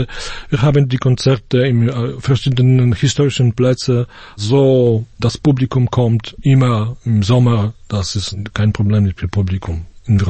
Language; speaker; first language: German; non-native, fluent; Polish